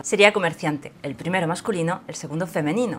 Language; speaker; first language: Spanish; non-native, fluent; French